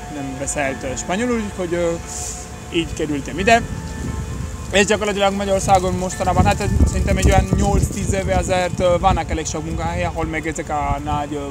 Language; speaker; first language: Hungarian; non-native, fluent; French